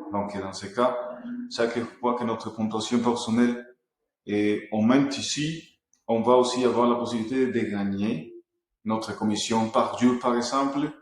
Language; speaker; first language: French; non-native, fluent; Spanish